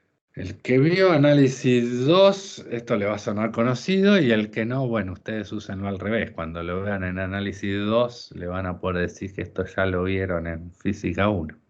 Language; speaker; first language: Spanish; native; Spanish